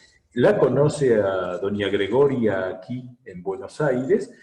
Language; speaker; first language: Spanish; native; Spanish